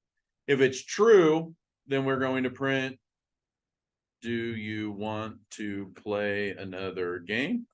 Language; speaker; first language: English; native; English